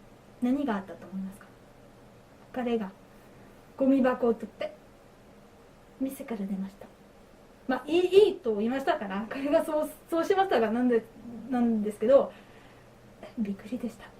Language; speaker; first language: Japanese; non-native, learner; French